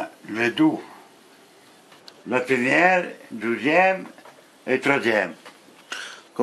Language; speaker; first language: French; non-native, learner; Italian